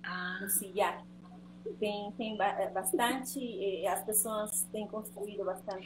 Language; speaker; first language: Portuguese; non-native, learner; Spanish